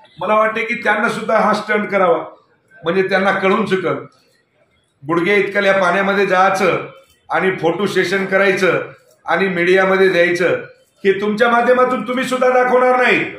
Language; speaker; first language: Marathi; native; Marathi